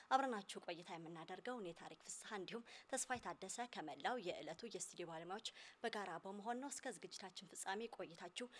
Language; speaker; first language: Amharic; non-native, local second language; Tigrinya